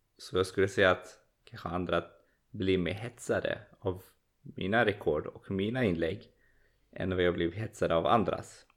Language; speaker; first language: Swedish; early bilingual, other home language; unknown